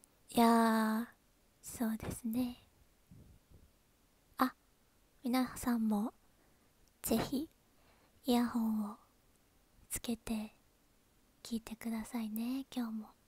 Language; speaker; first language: Japanese; native; Japanese